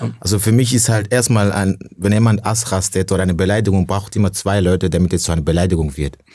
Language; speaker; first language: German; non-native, fluent; Rundi